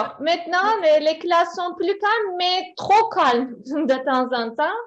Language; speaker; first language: French; non-native, fluent; Turkish